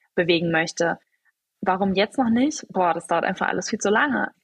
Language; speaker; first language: German; native; German